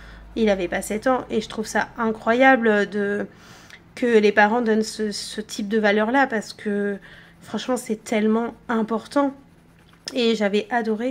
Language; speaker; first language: French; native; French